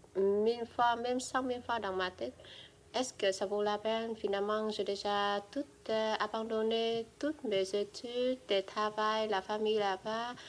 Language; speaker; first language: French; non-native, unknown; Vietnamese